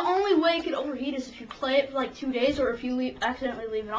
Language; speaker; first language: English; native; English